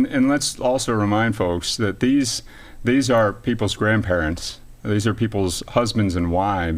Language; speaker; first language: English; native; English